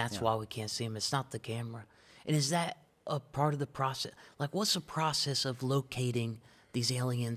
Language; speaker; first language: English; native; English